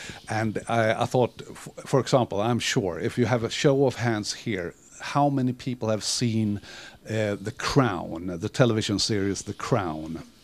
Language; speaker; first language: English; non-native, fluent; Swedish